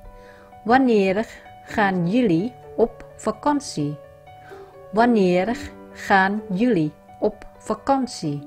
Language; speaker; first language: Dutch; non-native, learner; Vietnamese